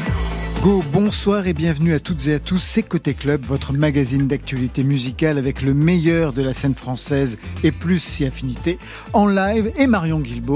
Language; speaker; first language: French; native; French